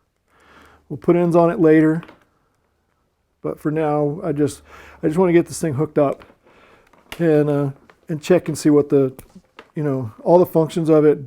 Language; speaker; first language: English; native; English